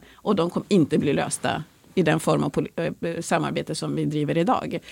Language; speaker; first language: Swedish; early bilingual, other home language; Swahili